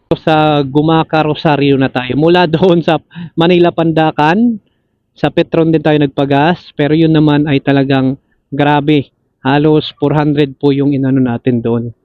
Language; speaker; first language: Filipino; non-native, local second language; Cebuano